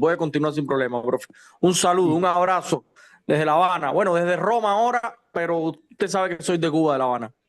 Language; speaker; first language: Spanish; native; Spanish